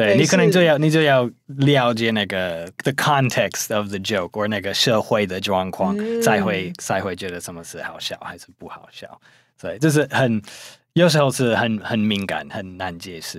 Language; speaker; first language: Chinese; non-native, fluent; English